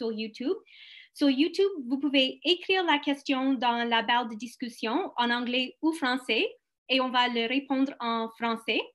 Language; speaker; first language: French; non-native, local second language; English